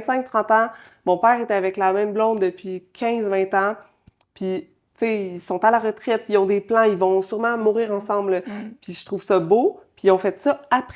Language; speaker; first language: French; native; French